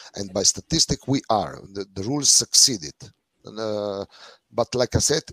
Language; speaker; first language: English; non-native, fluent; Slovenian